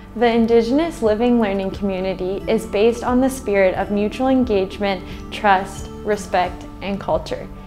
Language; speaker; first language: English; native; English